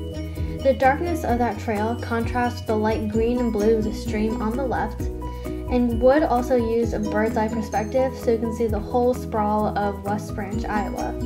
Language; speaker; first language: English; native; English